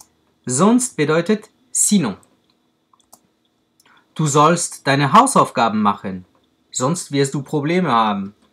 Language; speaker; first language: German; non-native, fluent; French